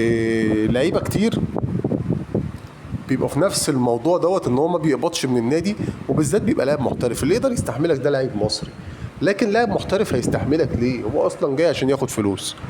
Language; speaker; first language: Arabic; native; Arabic